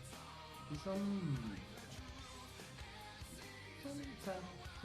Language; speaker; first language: English; non-native, learner; Spanish